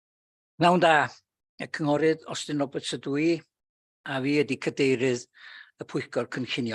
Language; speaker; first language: Welsh; native; Welsh